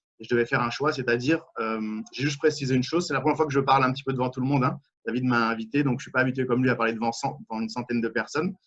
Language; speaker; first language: French; native; French